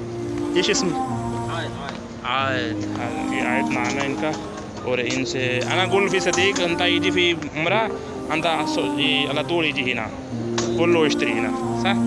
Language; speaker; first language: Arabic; non-native, learner; Urdu